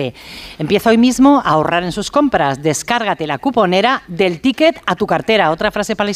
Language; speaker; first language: Spanish; native; Spanish